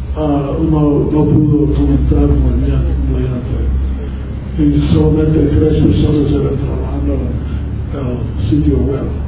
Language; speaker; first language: Spanish; non-native, learner; English